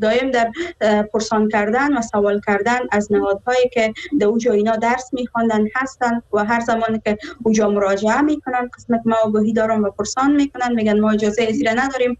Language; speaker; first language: Persian; native; Persian